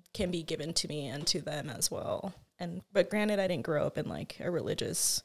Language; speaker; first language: English; native; English